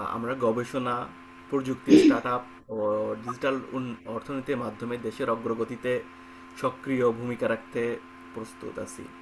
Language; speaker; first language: Bangla; native; Bangla